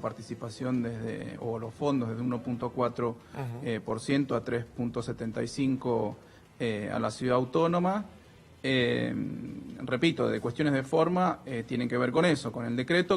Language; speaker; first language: Spanish; native; Spanish